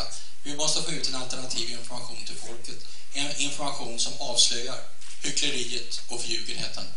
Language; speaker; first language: Swedish; native; Swedish